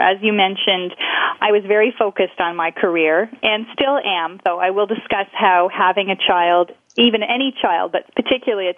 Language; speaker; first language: English; native; English